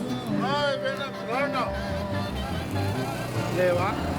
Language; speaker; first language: Spanish; native; Spanish